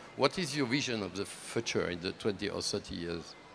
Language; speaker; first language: English; non-native, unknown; French